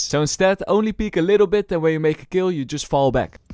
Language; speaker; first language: English; non-native, fluent; Dutch